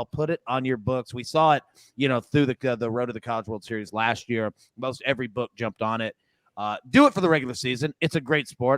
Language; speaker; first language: English; native; English